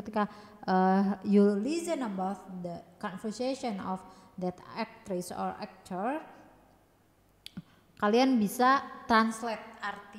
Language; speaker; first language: English; non-native, learner; Indonesian